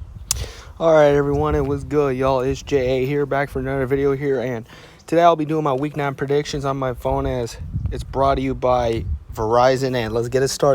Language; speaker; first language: English; native; English